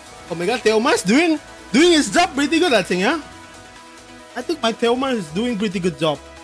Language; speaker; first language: English; non-native, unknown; Indonesian